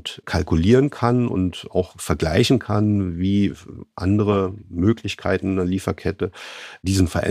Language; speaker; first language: German; native; German